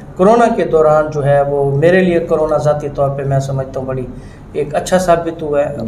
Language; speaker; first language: Urdu; non-native, local second language; Saraiki